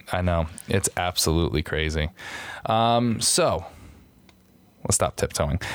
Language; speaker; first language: English; native; English